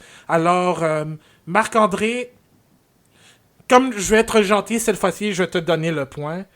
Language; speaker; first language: French; native; French